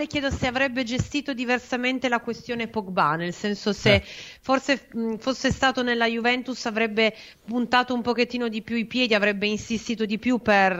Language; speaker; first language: Italian; native; Italian